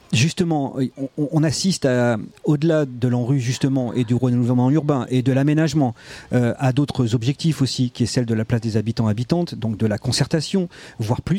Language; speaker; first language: French; native; French